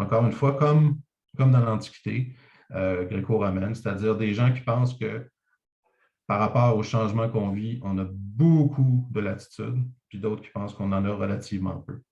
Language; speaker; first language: French; native; French